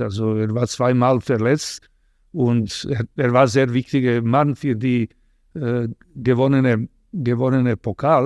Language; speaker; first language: German; non-native, fluent; Serbian